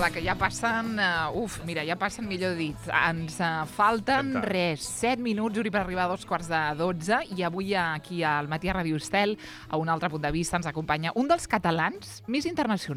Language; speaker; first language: Catalan; native; Catalan